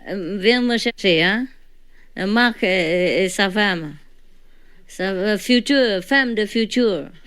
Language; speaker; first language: French; non-native, learner; Vietnamese